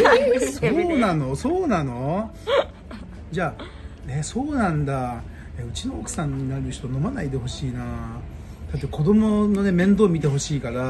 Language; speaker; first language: Japanese; native; Japanese